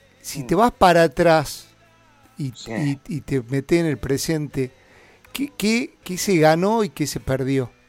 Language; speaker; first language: Spanish; native; Spanish